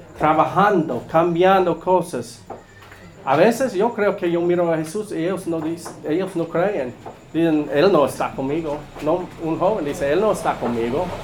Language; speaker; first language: Spanish; non-native, learner; English